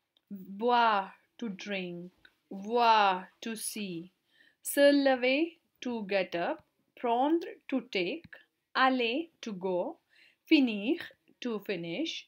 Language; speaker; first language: English; non-native, local second language; Hindi